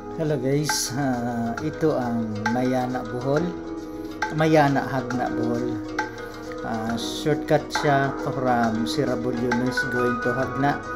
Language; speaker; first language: Filipino; non-native, local second language; Cebuano